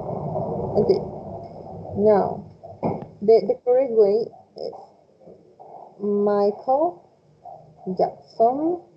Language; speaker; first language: English; non-native, fluent; Spanish